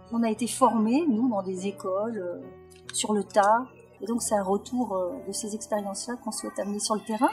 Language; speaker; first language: French; native; French